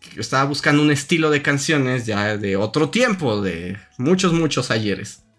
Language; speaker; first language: Spanish; native; Spanish